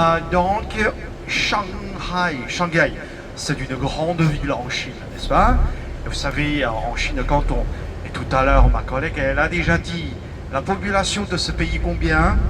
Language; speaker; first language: French; non-native, fluent; Chinese